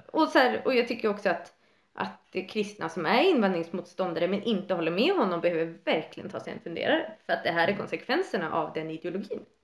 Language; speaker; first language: Swedish; native; Swedish